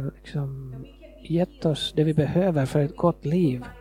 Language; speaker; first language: Swedish; non-native, fluent; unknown